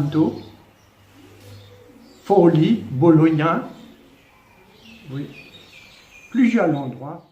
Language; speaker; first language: French; non-native, local second language; Morisyen